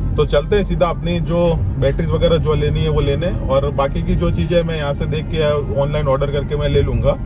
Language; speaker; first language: Hindi; non-native, local second language; Rajasthani